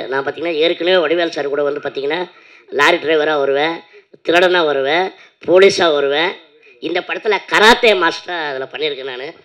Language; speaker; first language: Tamil; native; Tamil